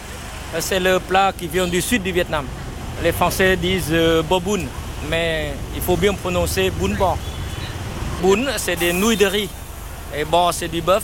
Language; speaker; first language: French; non-native, fluent; Vietnamese